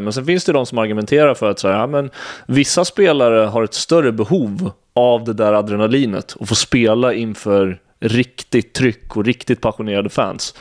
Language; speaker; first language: Swedish; native; Swedish